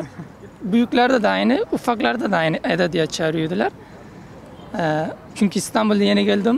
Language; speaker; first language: Turkish; non-native, learner; Uzbek